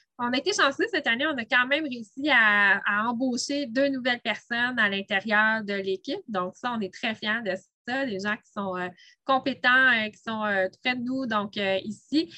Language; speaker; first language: French; native; French